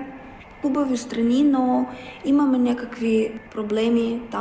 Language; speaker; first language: Bulgarian; non-native, learner; Russian